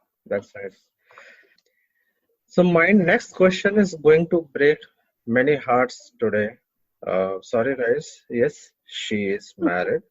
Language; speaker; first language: English; non-native, local second language; Hindi